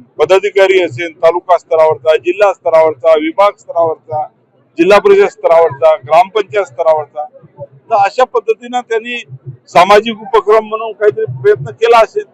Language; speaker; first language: Marathi; non-native, local second language; Lambadi